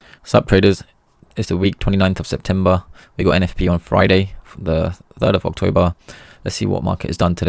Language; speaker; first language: English; native; English